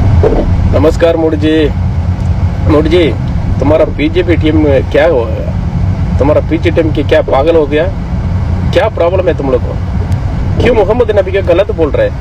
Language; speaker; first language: Hindi; non-native, local second language; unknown